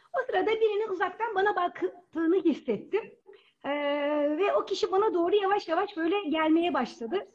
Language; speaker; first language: Turkish; native; Turkish